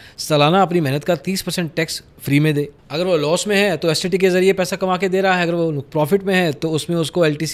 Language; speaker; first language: Hindi; native; Hindi